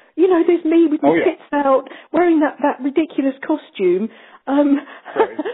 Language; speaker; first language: English; native; English